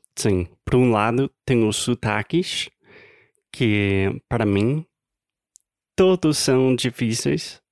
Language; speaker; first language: Portuguese; non-native, fluent; English